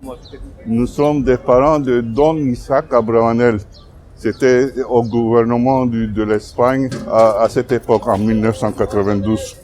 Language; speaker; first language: French; non-native, fluent; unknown